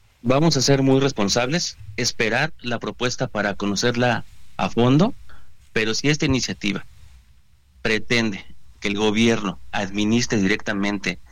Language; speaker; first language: Spanish; native; Spanish